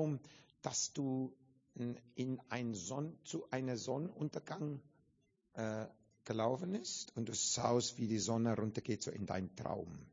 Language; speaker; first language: German; non-native, fluent; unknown